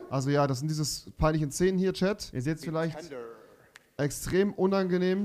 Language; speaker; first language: German; native; German